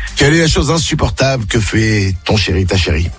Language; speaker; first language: French; native; French